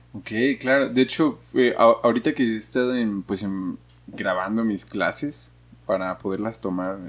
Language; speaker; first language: Spanish; native; Spanish